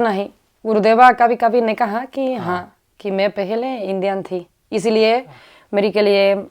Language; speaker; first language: Hindi; non-native, learner; Spanish